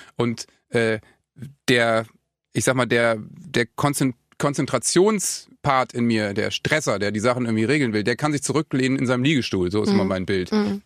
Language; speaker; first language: German; native; German